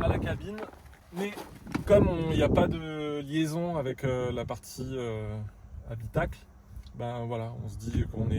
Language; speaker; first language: French; native; French